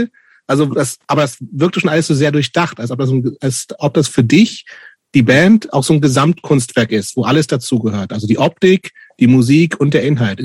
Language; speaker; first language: German; native; German